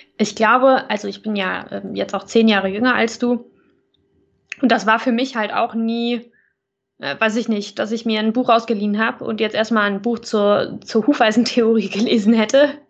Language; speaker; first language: German; native; German